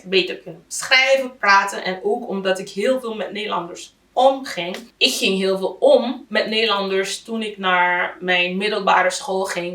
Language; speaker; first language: Dutch; non-native, local second language; Haitian Creole